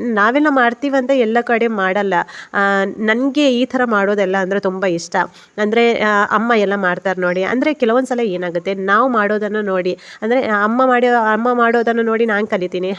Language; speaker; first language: Kannada; non-native, local second language; Tulu